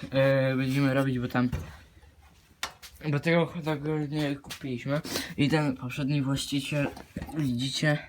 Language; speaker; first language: Polish; native; Polish